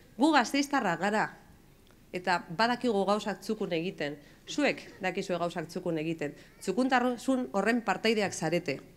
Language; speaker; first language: Basque; non-native, local second language; Spanish